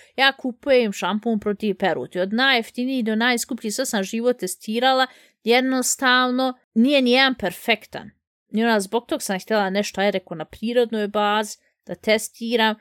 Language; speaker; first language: Bosnian; early bilingual, heritage; Bosnian